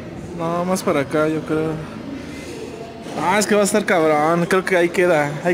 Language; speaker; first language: Spanish; native; Spanish